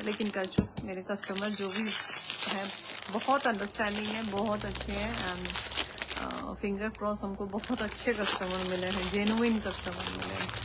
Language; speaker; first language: Hindi; non-native, local second language; Bangla